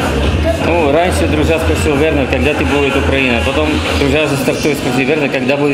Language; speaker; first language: Russian; non-native, learner; Dutch